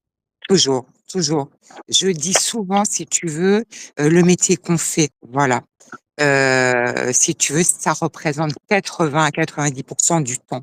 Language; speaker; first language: French; native; French